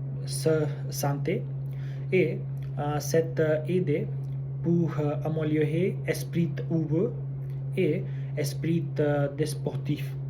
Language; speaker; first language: French; non-native, learner; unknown